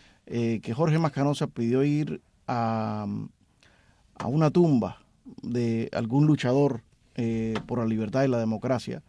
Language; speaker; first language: Spanish; native; Spanish